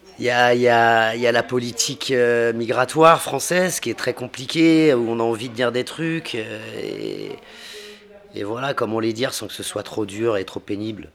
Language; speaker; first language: French; native; French